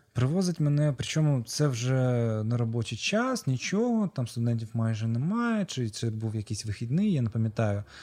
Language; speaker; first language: Ukrainian; non-native, local second language; Russian